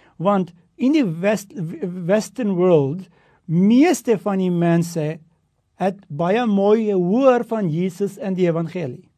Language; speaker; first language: Afrikaans; non-native, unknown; Turkish